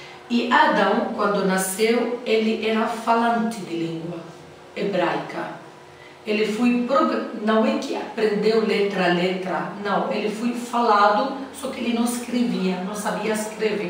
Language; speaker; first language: Portuguese; non-native, learner; Arabic